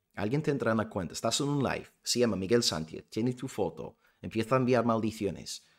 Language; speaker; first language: Spanish; non-native, fluent; English